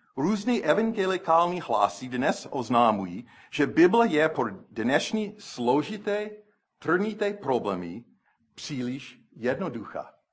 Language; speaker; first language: Czech; non-native, fluent; English